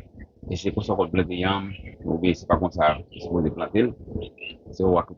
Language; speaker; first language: French; non-native, learner; Haitian Creole